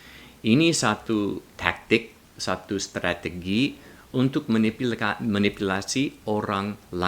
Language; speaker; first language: Indonesian; non-native, learner; English